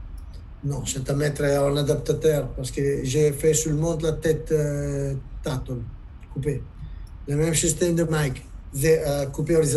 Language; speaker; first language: French; non-native, learner; Italian